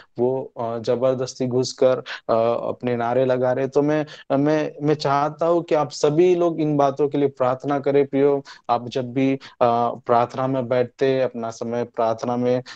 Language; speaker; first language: Hindi; non-native, local second language; Marathi